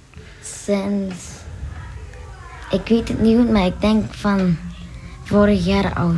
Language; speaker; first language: Dutch; early bilingual, other home language; Turkish